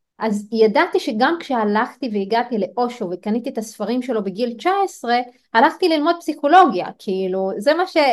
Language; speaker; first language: Hebrew; non-native, local second language; Arabic